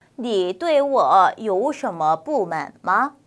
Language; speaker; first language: Chinese; non-native, fluent; Korean